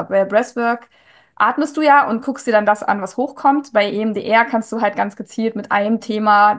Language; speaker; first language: German; native; German